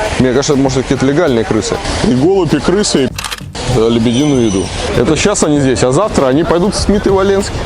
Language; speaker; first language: Russian; native; Russian